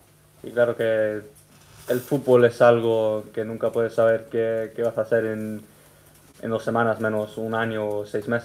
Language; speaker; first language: Spanish; early bilingual, heritage; English